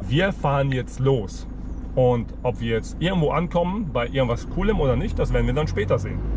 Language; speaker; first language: German; native; German